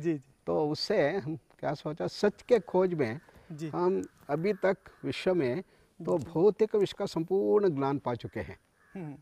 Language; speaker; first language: Hindi; non-native, local second language; Kannada